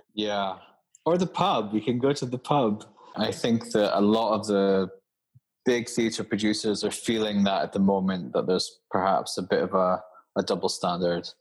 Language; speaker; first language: English; native; English